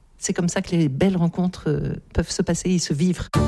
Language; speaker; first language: French; native; French